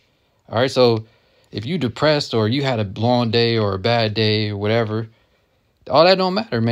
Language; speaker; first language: English; native; English